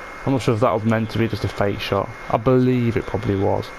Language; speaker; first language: English; native; English